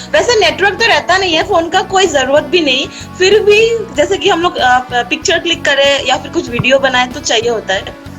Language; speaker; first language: Hindi; non-native, local second language; Assamese